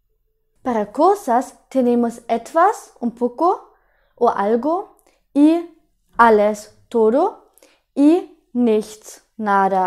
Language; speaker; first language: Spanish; non-native, fluent; German